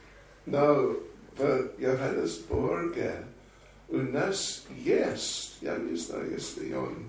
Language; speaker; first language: Russian; non-native, learner; English